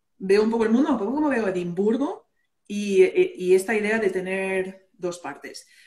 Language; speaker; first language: Spanish; early bilingual, other home language; English